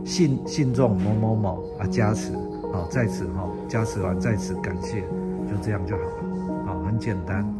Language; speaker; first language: Chinese; native; Chinese